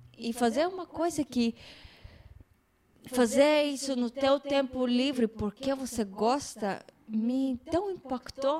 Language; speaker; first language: Portuguese; non-native, fluent; Hebrew